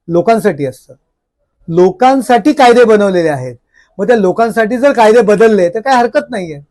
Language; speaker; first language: Marathi; native; Marathi